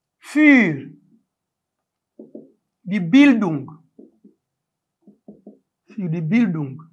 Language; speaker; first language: German; non-native, learner; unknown